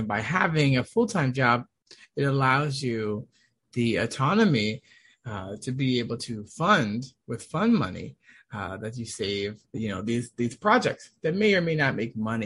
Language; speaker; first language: English; native; English